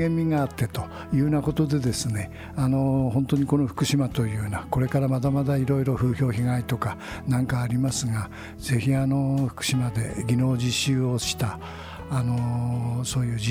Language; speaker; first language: Japanese; native; Japanese